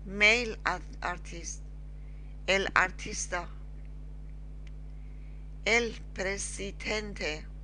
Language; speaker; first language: Spanish; non-native, learner; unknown